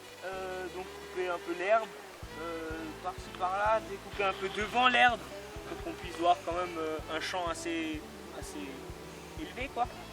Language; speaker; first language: French; native; French